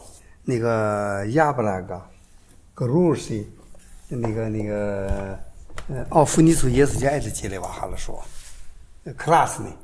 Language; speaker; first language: Russian; non-native, learner; Chinese